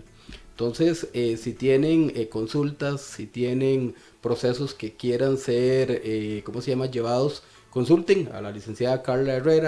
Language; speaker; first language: Spanish; native; Spanish